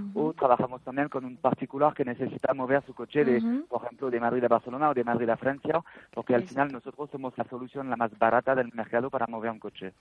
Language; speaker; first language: Spanish; non-native, fluent; French